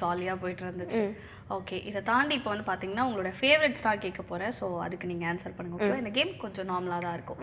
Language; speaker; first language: Tamil; native; Tamil